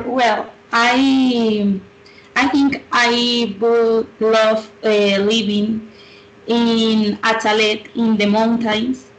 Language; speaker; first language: English; non-native, learner; Spanish